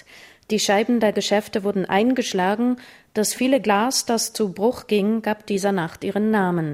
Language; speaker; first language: German; native; German